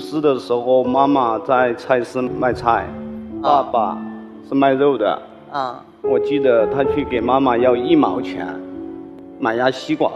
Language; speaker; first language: Chinese; native; Chinese